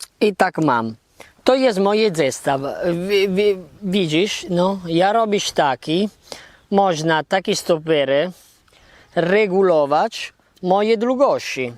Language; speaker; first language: Polish; non-native, learner; Italian